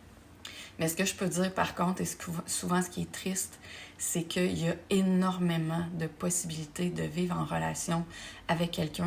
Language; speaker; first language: French; native; French